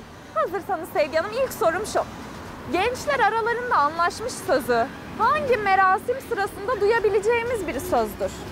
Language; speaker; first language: Turkish; native; Turkish